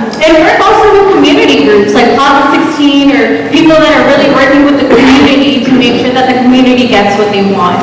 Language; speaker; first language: English; native; English